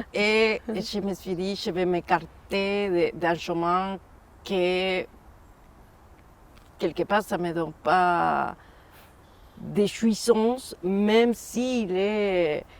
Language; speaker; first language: French; non-native, fluent; Spanish